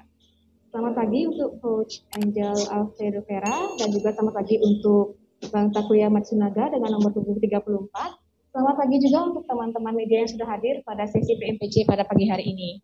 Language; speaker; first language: Indonesian; native; Indonesian